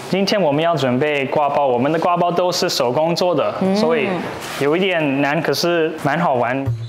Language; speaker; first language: Chinese; early bilingual, other home language; English